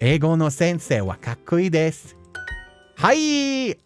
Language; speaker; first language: Japanese; non-native, learner; English